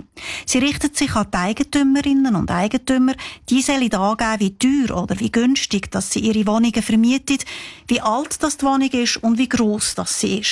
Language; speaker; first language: German; native; German